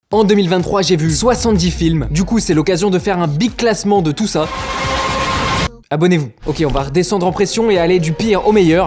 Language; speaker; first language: French; native; French